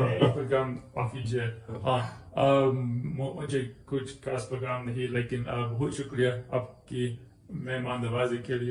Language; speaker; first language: Hindi; non-native, learner; English